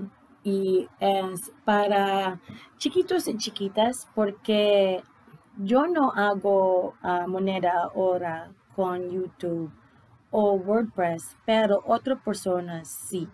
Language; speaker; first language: Spanish; non-native, learner; English